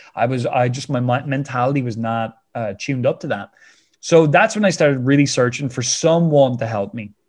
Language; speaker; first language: English; native; English